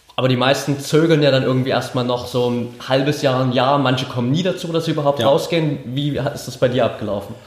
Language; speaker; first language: German; native; German